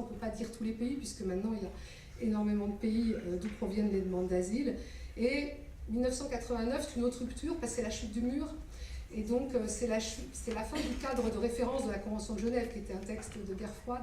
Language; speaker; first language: French; native; French